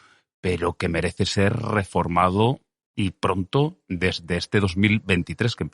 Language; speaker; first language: Spanish; native; Spanish